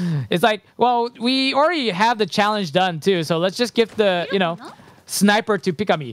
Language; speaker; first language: English; early bilingual, other home language; Japanese